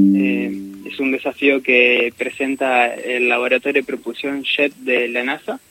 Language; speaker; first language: Spanish; native; Spanish